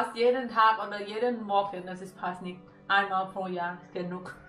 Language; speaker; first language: German; non-native, learner; Thai